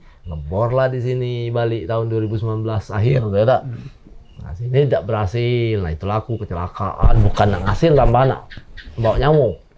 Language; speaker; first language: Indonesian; non-native, local second language; Malay